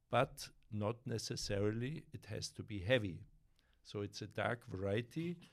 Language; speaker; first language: English; non-native, fluent; German